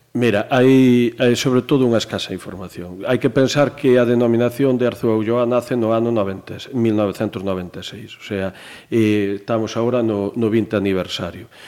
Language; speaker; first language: Galician; native; Galician